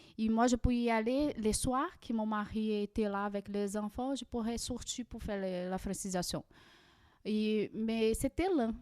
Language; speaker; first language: French; non-native, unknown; Portuguese